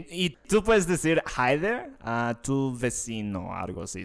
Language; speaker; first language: Spanish; non-native, fluent; English